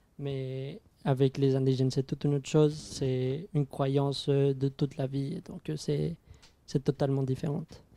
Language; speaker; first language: French; non-native, fluent; Spanish